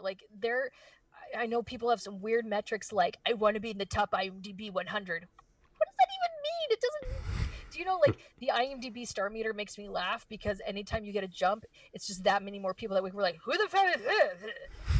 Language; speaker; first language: English; early bilingual, other home language; Spanish